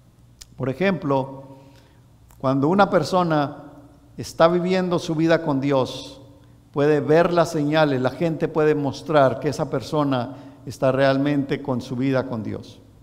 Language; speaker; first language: Spanish; native; Spanish